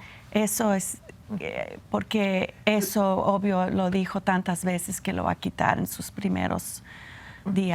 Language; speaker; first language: Spanish; non-native, fluent; English